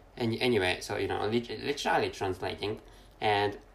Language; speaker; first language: English; non-native, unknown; Japanese